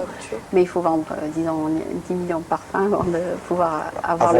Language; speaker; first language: French; native; French